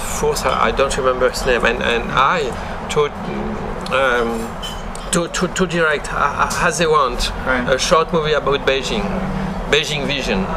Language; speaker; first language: English; non-native, learner; French